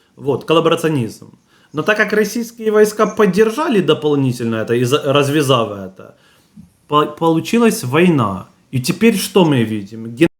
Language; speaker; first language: Russian; native; Russian